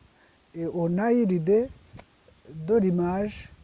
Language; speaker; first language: French; non-native, local second language; Kinyarwanda